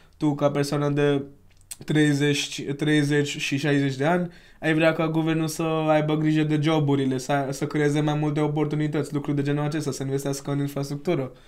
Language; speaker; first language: Romanian; non-native, fluent; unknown